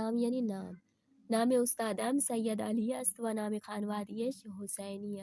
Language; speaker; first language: Persian; non-native, fluent; Urdu